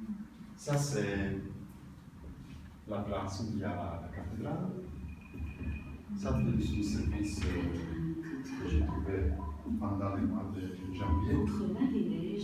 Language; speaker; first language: French; non-native, learner; Italian